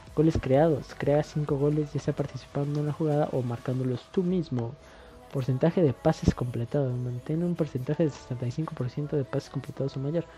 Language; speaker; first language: Spanish; native; Spanish